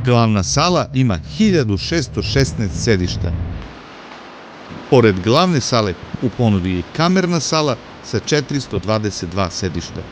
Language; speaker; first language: Serbian; native; Serbian